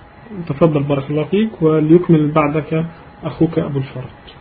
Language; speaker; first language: Arabic; native; Arabic